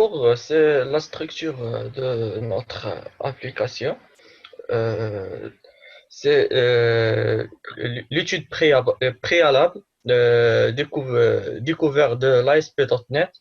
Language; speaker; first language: French; non-native, local second language; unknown